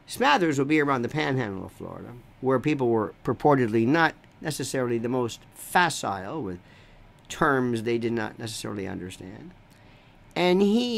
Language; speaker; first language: English; native; English